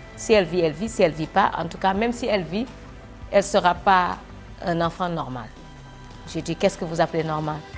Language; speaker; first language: French; non-native, local second language; Wolof